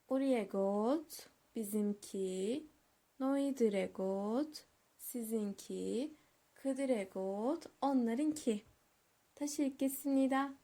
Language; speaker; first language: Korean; non-native, learner; Turkish